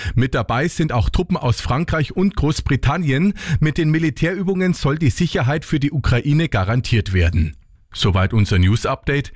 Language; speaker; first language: German; native; German